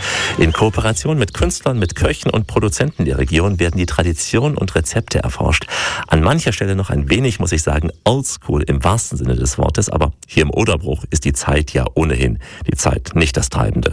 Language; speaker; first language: German; native; German